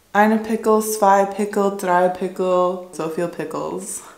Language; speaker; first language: German; non-native, learner; English